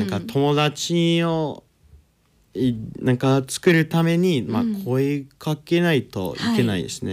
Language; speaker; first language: Japanese; non-native, learner; English